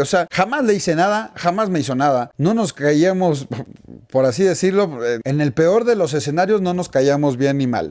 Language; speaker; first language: Spanish; native; Spanish